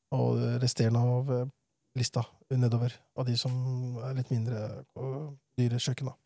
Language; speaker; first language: Norwegian; early bilingual, other home language; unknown